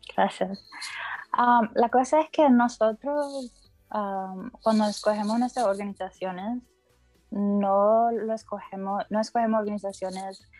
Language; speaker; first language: Spanish; early bilingual, heritage; Spanish